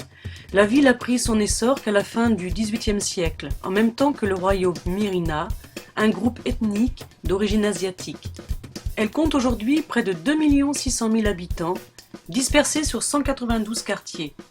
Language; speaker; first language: French; native; French